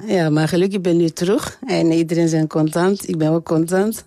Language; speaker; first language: Dutch; non-native, learner; French